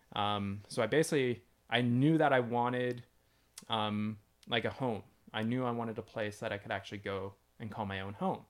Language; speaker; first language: English; native; English